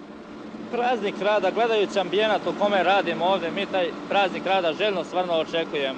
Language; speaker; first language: Serbian; native; Serbian